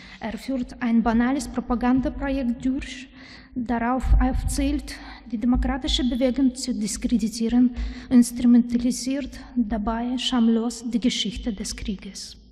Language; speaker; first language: German; non-native, learner; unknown